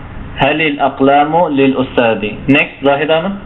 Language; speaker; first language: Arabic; non-native, fluent; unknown